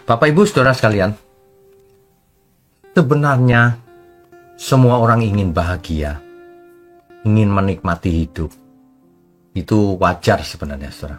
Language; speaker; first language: Indonesian; native; Indonesian